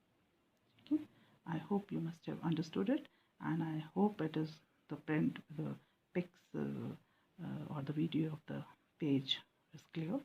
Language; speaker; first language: English; non-native, local second language; Hindi